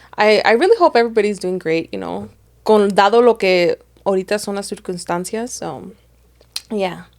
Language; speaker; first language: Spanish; early bilingual, heritage; Spanish